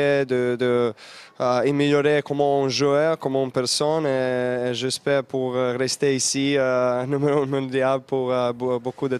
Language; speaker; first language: French; non-native, learner; Serbian